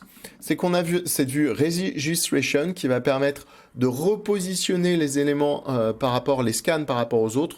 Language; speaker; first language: French; native; French